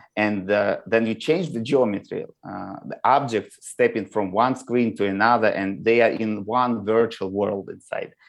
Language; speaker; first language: English; non-native, learner; Russian